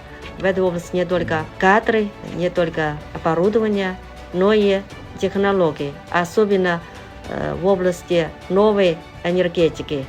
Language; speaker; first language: Russian; non-native, fluent; Chinese